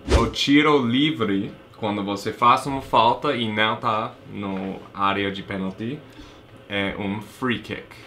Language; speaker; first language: Portuguese; non-native, fluent; English